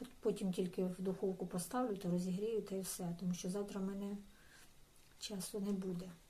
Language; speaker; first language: Ukrainian; non-native, local second language; Russian